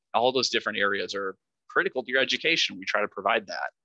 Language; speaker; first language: English; native; English